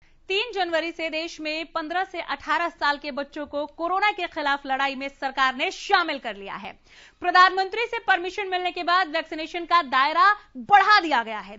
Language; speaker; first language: Hindi; native; Hindi